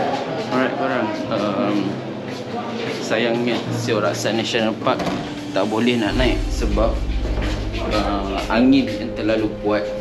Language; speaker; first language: Malay; native; Malay